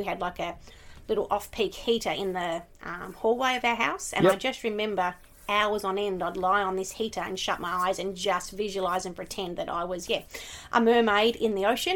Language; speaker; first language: English; native; English